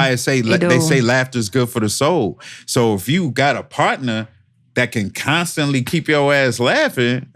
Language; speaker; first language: English; native; English